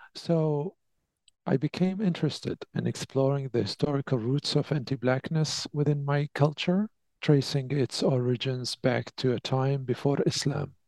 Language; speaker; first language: English; non-native, fluent; Arabic